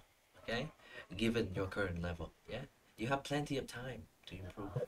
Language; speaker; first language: English; non-native, fluent; Vietnamese